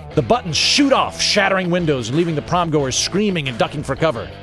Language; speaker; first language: English; native; English